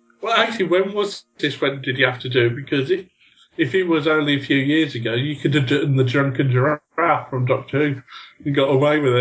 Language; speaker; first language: English; native; English